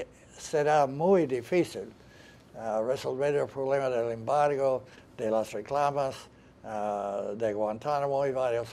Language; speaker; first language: Spanish; non-native, fluent; English